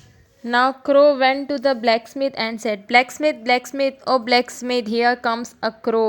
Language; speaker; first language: English; non-native, local second language; Gujarati